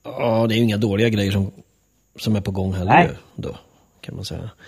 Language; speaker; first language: Swedish; native; Swedish